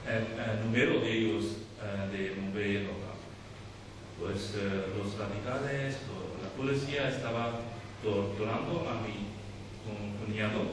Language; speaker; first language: Spanish; non-native, learner; Urdu